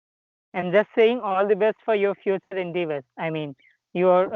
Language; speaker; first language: English; non-native, local second language; Telugu